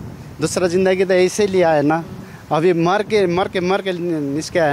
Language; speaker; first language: Hindi; non-native, learner; Nepali